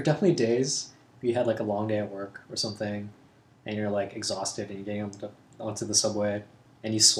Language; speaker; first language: English; non-native, local second language; Cantonese